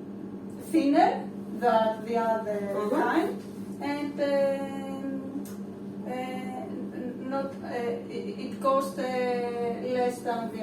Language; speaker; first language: English; non-native, learner; Greek